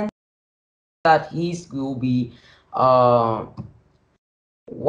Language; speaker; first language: English; non-native, learner; Vietnamese